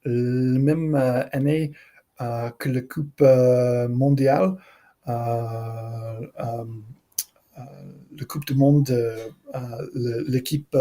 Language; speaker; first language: French; non-native, learner; English